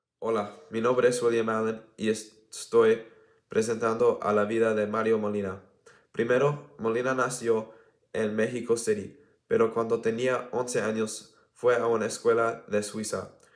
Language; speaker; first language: Spanish; non-native, learner; English